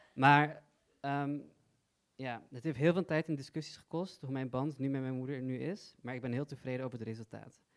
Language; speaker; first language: Dutch; early bilingual, other home language; Persian